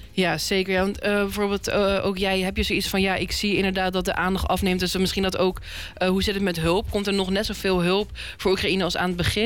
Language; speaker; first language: Dutch; native; Dutch